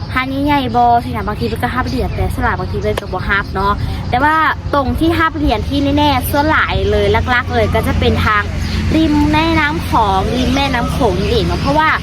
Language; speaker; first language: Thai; non-native, learner; Lao